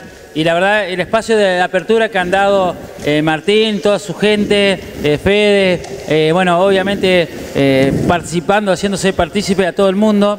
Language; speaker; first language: Spanish; native; Spanish